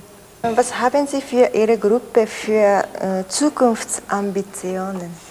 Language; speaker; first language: German; non-native, fluent; Japanese